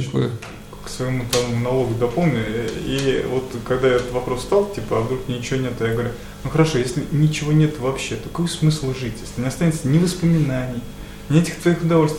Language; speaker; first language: Russian; native; Russian